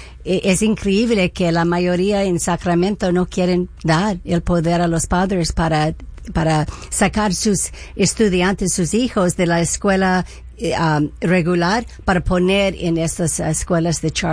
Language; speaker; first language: Spanish; early bilingual, heritage; Spanish